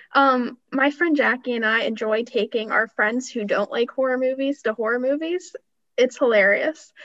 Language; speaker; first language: English; native; English